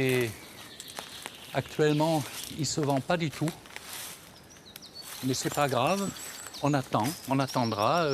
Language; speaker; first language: French; native; French